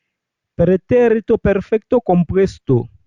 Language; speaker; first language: Spanish; non-native, fluent; Haitian Creole